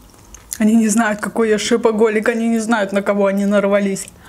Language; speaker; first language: Russian; native; Russian